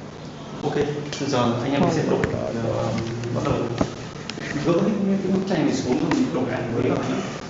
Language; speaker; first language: Vietnamese; native; Vietnamese